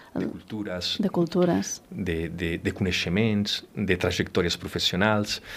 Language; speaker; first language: Catalan; non-native, fluent; Italian